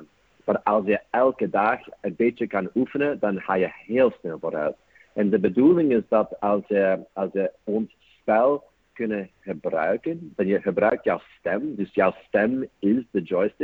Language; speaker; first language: Dutch; non-native, fluent; English